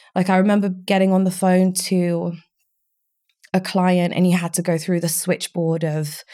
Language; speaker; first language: English; early bilingual, other home language; Romanian